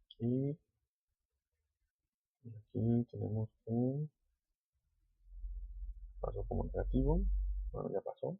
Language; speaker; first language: Spanish; native; Spanish